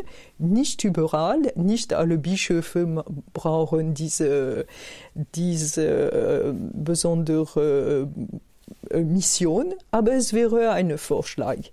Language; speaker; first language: German; non-native, fluent; French